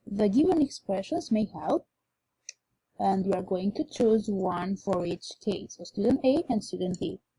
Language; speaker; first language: English; non-native, fluent; Albanian